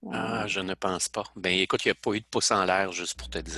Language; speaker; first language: French; native; French